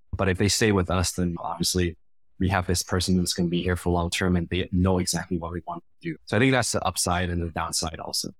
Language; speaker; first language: English; non-native, fluent; Khmer